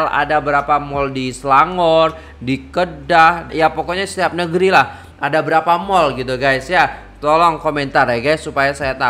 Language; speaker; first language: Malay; non-native, local second language; Javanese